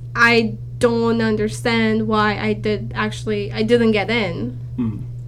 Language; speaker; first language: English; non-native, fluent; Romanian